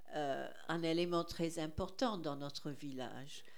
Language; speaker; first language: French; non-native, fluent; English